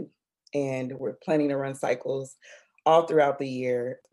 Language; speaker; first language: English; native; English